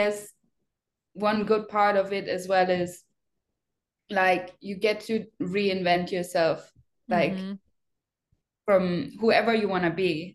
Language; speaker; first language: English; non-native, fluent; German